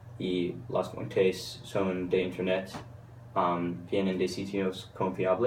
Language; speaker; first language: Spanish; non-native, learner; English